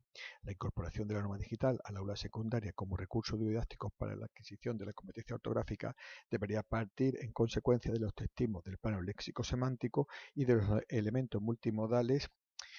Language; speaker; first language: Spanish; native; Spanish